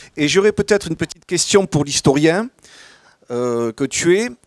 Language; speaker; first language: French; native; French